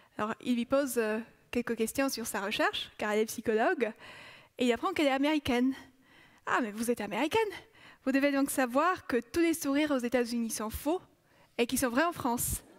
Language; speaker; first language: French; non-native, fluent; Polish